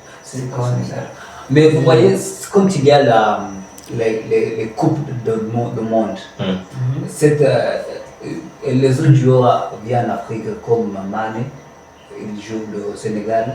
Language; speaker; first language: French; non-native, learner; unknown